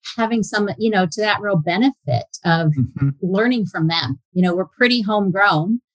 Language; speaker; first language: English; native; English